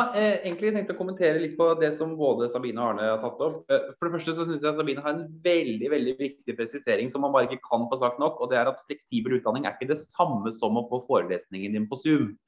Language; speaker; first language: Norwegian; native; Norwegian